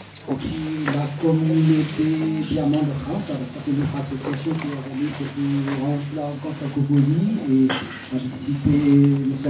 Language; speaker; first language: French; non-native, learner; Burmese